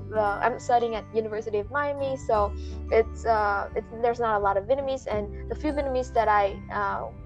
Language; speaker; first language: English; non-native, fluent; Vietnamese